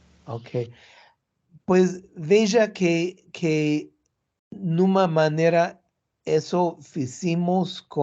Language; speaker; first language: Portuguese; non-native, learner; English